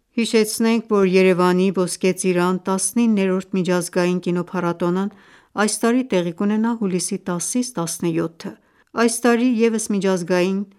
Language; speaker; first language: Armenian; early bilingual, heritage; Armenian